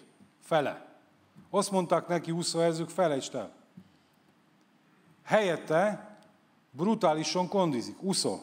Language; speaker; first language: Hungarian; non-native, fluent; Polish